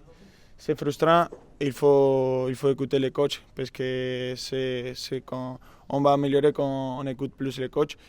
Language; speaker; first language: French; non-native, learner; Spanish